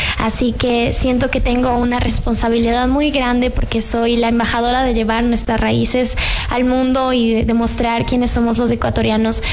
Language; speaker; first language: Spanish; native; Spanish